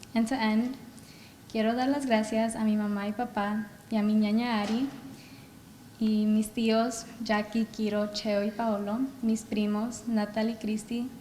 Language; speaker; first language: Spanish; early bilingual, other home language; English